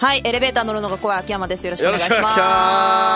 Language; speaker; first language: Japanese; native; Japanese